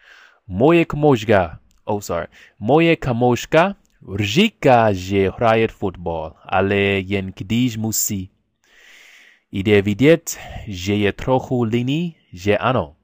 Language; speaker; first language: Czech; non-native, learner; English